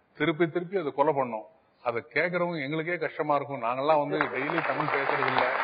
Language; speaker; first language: Tamil; native; Tamil